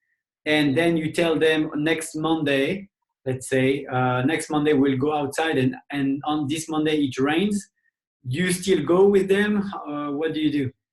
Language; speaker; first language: English; non-native, fluent; French